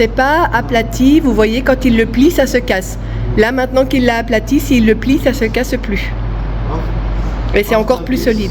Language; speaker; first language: French; native; French